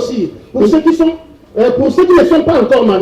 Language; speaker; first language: French; non-native, local second language; Lingala